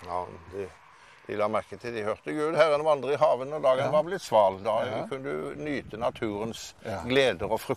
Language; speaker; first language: Norwegian; native; Norwegian